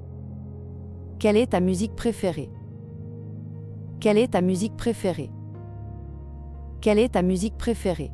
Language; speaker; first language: French; native; French